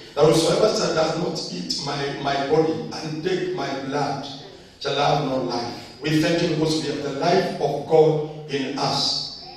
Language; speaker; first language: English; non-native, local second language; Swahili